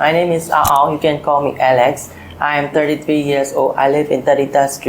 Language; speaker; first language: English; non-native, learner; Burmese